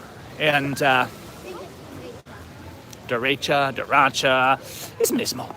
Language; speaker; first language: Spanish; non-native, learner; English